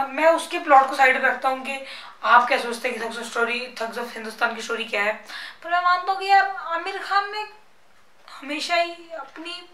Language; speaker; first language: Hindi; non-native, local second language; Punjabi